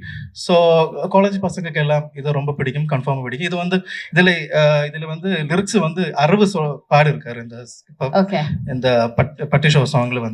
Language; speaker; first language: Tamil; non-native, local second language; Malayalam